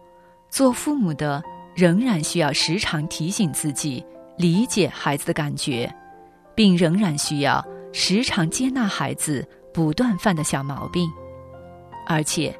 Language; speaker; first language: Chinese; native; Chinese